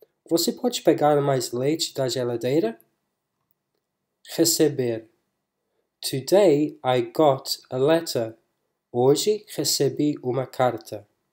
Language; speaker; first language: Portuguese; non-native, fluent; English